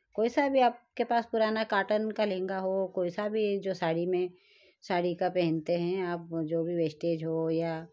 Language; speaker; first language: Hindi; native; Hindi